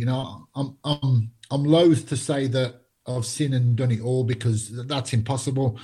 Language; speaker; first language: English; native; English